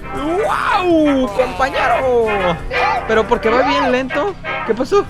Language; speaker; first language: Spanish; native; Spanish